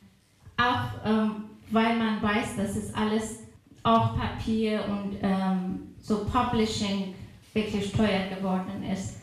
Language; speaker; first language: German; non-native, fluent; Persian